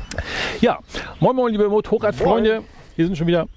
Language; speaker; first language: German; native; German